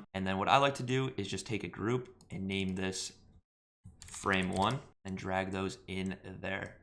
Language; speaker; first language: English; native; English